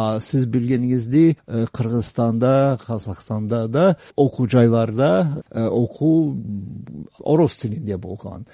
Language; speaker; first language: Kyrgyz; non-native, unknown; English